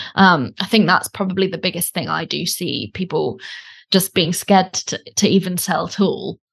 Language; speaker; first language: English; native; English